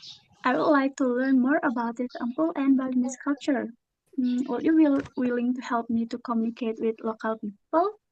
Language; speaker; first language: English; non-native, learner; Indonesian